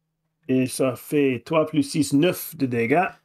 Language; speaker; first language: French; non-native, fluent; English